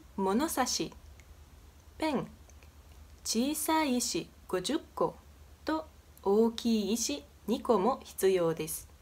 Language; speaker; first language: Japanese; non-native, fluent; Portuguese